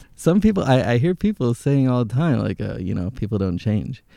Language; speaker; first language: English; early bilingual, other home language; Hebrew